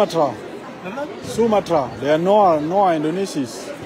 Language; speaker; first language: Danish; non-native, learner; Achinese